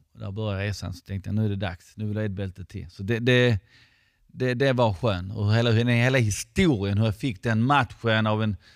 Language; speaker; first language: Swedish; non-native, fluent; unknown